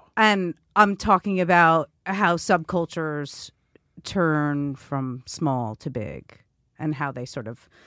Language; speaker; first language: English; native; English